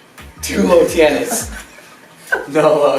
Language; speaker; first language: Spanish; non-native, learner; English